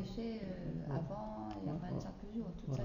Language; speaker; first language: French; native; French